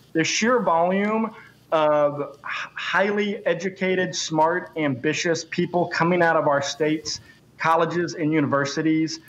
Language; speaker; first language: English; native; English